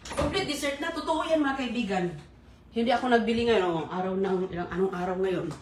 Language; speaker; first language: Filipino; non-native, local second language; Cebuano